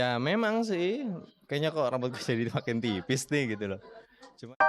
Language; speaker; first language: Indonesian; native; Indonesian